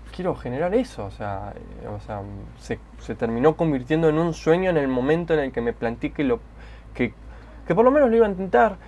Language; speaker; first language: Spanish; native; Spanish